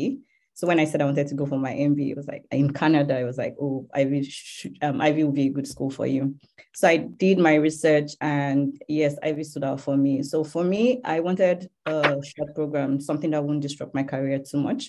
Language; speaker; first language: English; non-native, local second language; Yoruba